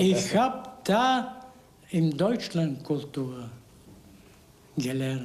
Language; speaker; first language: German; non-native, learner; Bulgarian